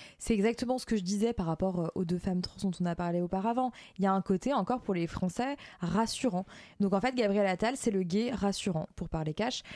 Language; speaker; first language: French; native; French